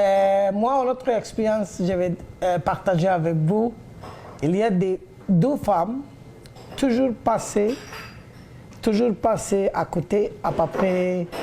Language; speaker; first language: French; non-native, learner; Bangla